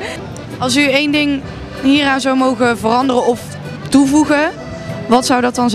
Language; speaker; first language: Dutch; native; Dutch